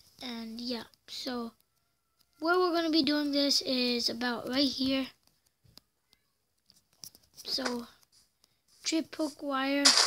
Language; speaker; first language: English; native; English